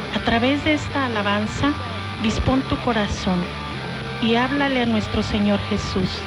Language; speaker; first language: Spanish; native; Spanish